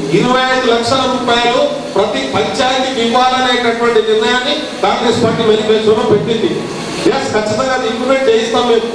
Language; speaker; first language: Telugu; non-native, local second language; Lambadi